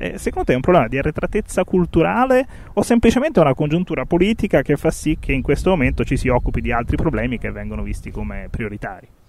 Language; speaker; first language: Italian; native; Italian